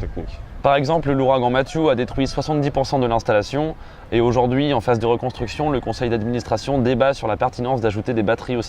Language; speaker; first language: French; native; French